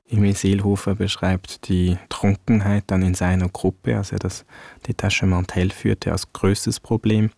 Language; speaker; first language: German; early bilingual, other home language; Vietnamese